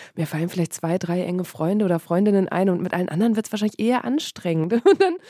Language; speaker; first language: German; native; German